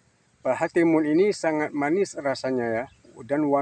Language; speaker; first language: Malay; non-native, local second language; Achinese